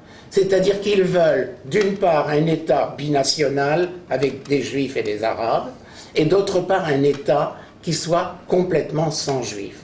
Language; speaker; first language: French; native; French